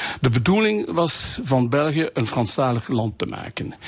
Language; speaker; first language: Dutch; non-native, local second language; French